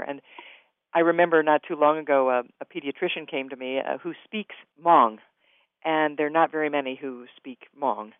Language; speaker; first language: English; native; English